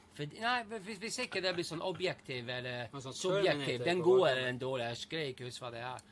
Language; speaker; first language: Norwegian; non-native, fluent; English